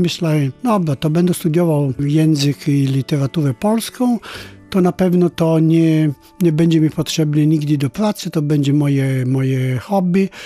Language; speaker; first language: Polish; non-native, fluent; Italian